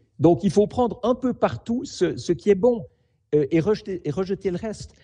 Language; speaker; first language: French; native; French